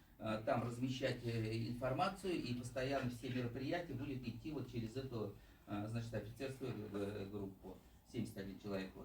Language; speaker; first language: Russian; native; Russian